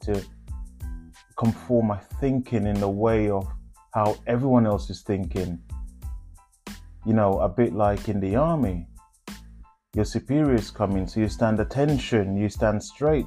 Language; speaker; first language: English; non-native, local second language; Jamaican Creole English